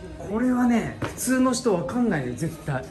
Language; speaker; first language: Japanese; native; Japanese